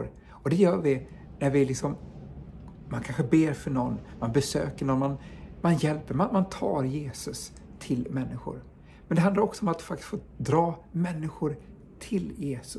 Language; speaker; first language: Swedish; native; Swedish